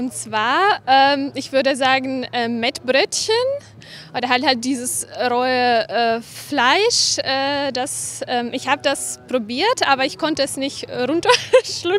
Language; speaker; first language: German; non-native, fluent; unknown